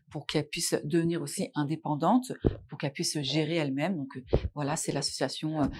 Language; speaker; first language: French; non-native, local second language; Arabic